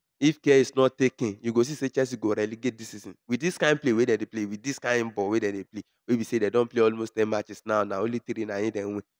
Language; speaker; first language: Nigerian Pidgin; non-native, local second language; Yoruba